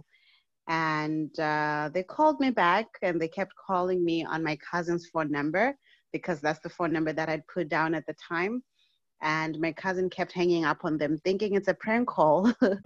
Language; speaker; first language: English; non-native, local second language; North Ndebele